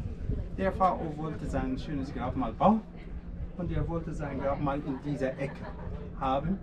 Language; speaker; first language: German; non-native, fluent; Arabic